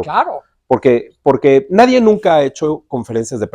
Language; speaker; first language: Spanish; native; Spanish